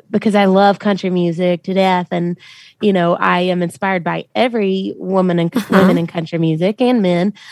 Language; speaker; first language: English; native; English